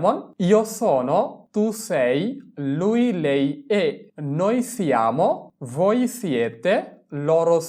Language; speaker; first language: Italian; non-native, fluent; Bangla